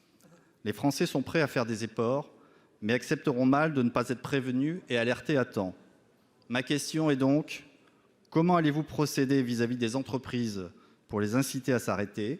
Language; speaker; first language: French; native; French